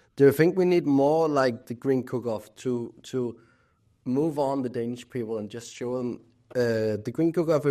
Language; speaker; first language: English; non-native, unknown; Danish